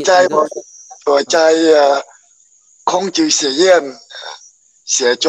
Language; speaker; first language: Chinese; non-native, learner; Khmer